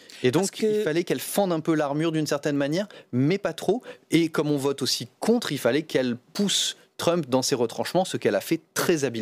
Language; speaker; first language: French; native; French